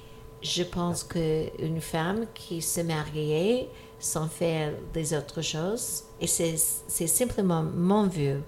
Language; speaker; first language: French; non-native, fluent; English